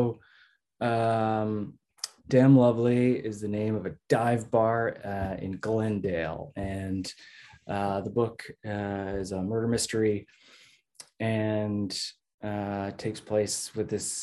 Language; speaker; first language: English; native; English